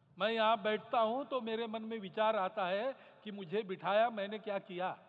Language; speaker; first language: Hindi; non-native, local second language; Marathi